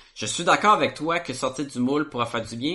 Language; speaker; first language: French; native; French